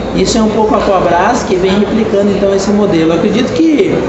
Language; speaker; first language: Portuguese; native; Portuguese